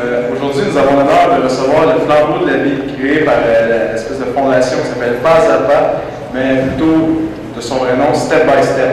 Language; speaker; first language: French; native; French